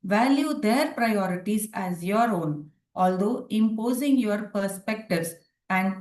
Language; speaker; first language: English; non-native, local second language; Tamil